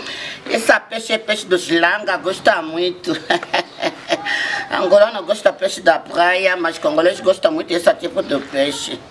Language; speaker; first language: Portuguese; non-native, learner; Lingala